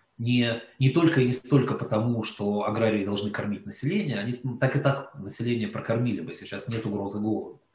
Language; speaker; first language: Russian; native; Russian